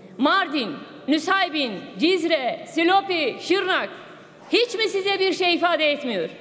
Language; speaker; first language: Turkish; non-native, local second language; Kurdish